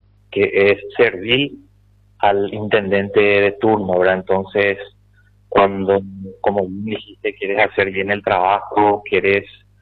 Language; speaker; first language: Spanish; native; Spanish